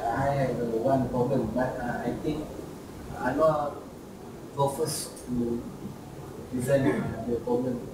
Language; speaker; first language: English; non-native, learner; Malay